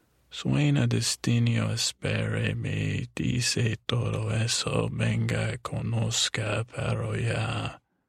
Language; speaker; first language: Spanish; non-native, learner; English